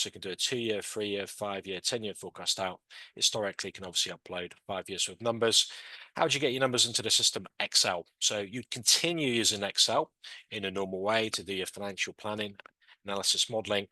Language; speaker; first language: English; native; English